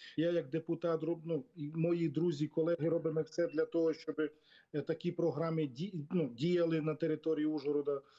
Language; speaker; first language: Ukrainian; non-native, local second language; Romany